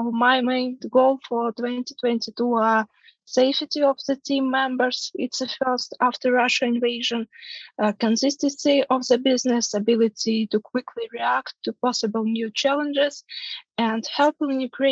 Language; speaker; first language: English; non-native, fluent; Ukrainian